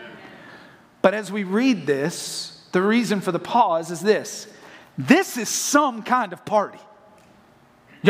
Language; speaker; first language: English; native; English